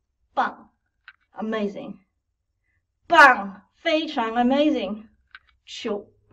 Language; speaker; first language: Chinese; non-native, fluent; English